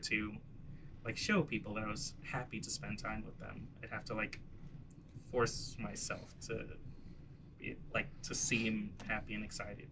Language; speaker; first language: English; native; English